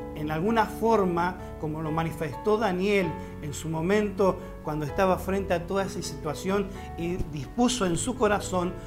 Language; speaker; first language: Spanish; native; Spanish